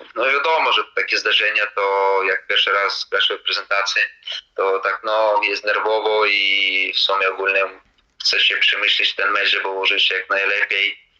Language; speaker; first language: Polish; non-native, fluent; Latvian